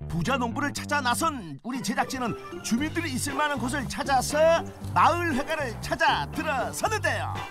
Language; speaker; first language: Korean; native; Korean